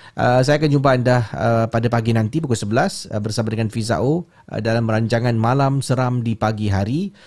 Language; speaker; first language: Malay; native; Malay